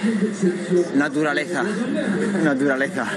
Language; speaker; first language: Spanish; native; Spanish